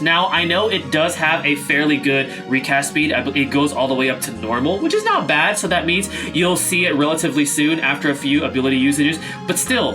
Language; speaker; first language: English; native; English